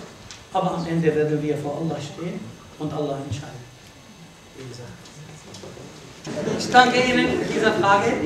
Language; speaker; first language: German; non-native, fluent; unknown